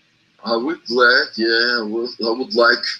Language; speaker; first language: English; non-native, learner; Russian